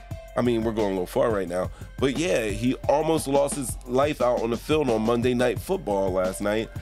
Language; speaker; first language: English; native; English